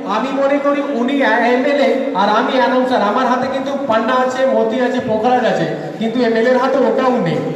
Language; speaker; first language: Hindi; non-native, local second language; Bangla